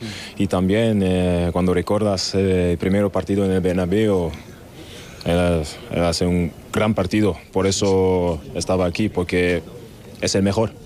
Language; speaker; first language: Spanish; non-native, fluent; German